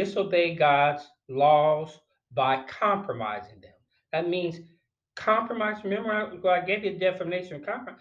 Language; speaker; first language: English; native; English